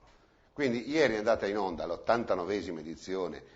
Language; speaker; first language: Italian; native; Italian